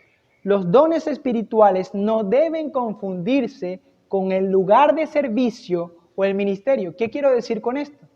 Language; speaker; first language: Spanish; native; Spanish